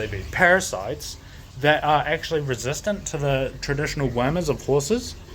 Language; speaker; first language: English; native; English